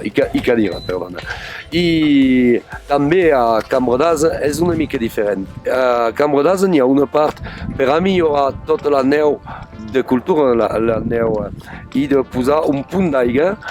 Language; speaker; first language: Catalan; non-native, fluent; French